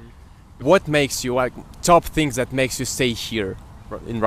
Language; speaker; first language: English; non-native, fluent; Russian